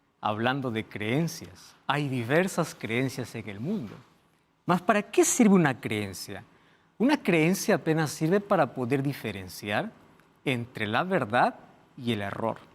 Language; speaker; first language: Spanish; non-native, fluent; Portuguese